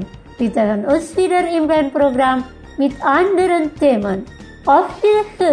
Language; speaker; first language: German; non-native, fluent; Indonesian